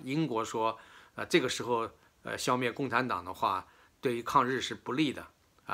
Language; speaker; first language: Chinese; native; Chinese